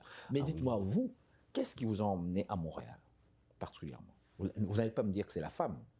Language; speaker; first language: French; native; French